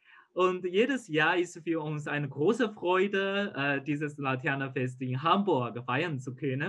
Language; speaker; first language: German; non-native, fluent; Chinese